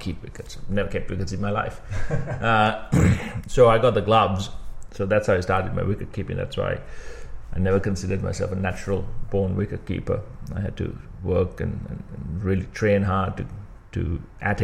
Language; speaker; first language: English; non-native, local second language; Sinhala